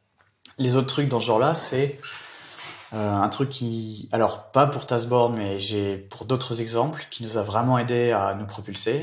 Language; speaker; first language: French; native; French